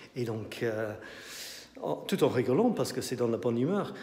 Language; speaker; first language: French; non-native, fluent; English